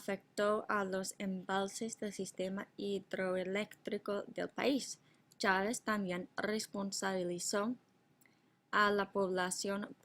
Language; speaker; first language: Spanish; non-native, fluent; English